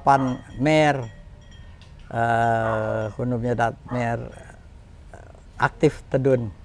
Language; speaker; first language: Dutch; non-native, fluent; Indonesian